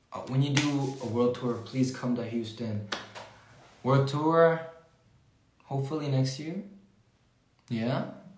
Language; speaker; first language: English; early bilingual, other home language; Korean